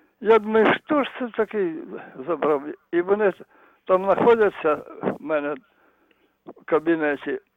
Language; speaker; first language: Ukrainian; non-native, local second language; Russian